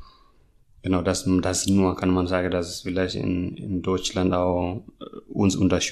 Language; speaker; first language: German; non-native, learner; Masai